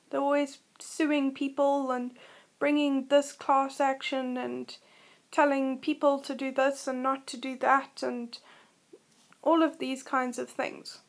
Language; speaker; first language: English; native; English